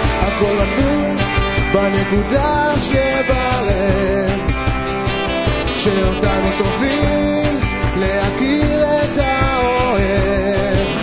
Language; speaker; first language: Hebrew; non-native, fluent; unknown